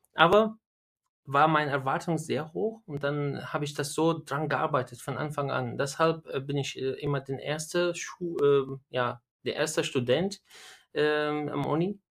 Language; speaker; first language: German; non-native, learner; Arabic